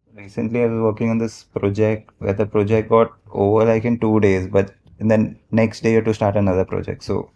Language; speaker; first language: English; non-native, local second language; Marathi